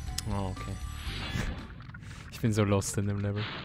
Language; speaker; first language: German; native; German